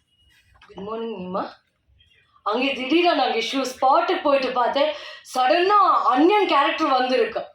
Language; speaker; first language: Tamil; non-native, fluent; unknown